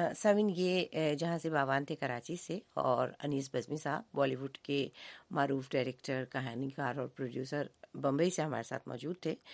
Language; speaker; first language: Urdu; native; Urdu